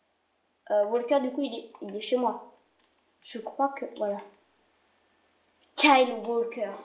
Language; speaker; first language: French; native; French